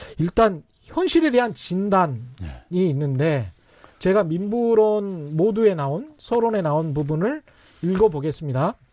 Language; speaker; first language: Korean; native; Korean